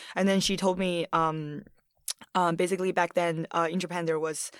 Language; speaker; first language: English; early bilingual, other home language; Chinese